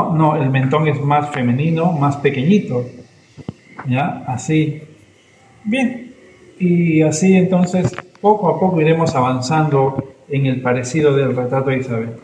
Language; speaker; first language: Spanish; native; Spanish